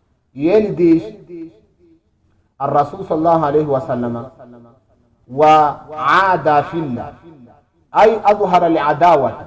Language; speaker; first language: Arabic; non-native, fluent; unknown